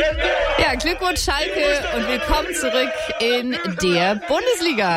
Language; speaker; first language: German; native; German